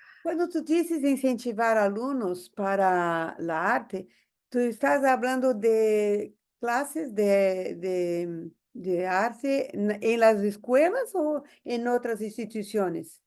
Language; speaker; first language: Spanish; non-native, fluent; Portuguese